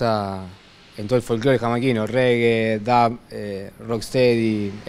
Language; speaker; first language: Spanish; native; Spanish